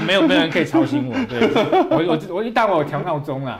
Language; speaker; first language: Chinese; native; Chinese